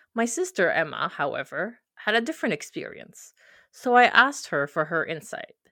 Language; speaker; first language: English; early bilingual, other home language; French